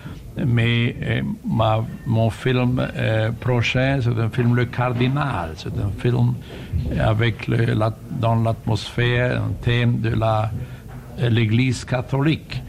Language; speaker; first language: French; non-native, fluent; German